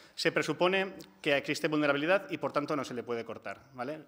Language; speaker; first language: Spanish; non-native, local second language; Catalan